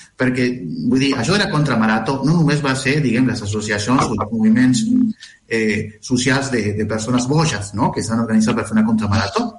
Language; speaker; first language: Catalan; non-native, fluent; Spanish